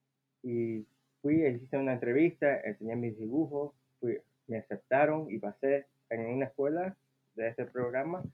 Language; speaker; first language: Spanish; early bilingual, heritage; Spanish